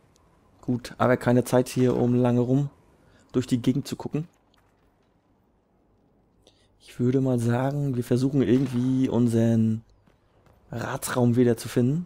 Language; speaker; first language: German; native; German